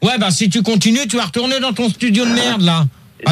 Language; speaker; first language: French; native; French